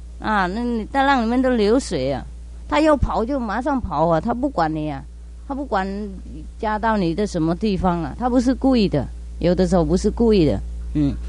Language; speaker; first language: Chinese; non-native, fluent; Vietnamese